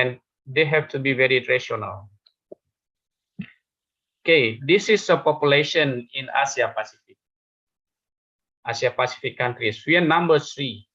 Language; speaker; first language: English; non-native, fluent; Indonesian